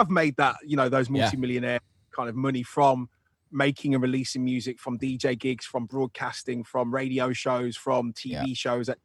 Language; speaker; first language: English; native; English